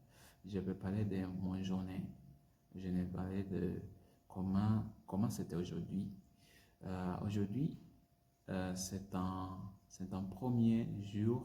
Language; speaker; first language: French; non-native, learner; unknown